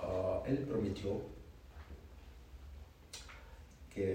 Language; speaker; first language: Spanish; non-native, learner; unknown